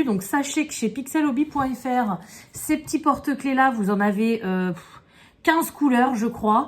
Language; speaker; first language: French; native; French